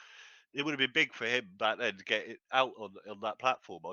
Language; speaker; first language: English; native; English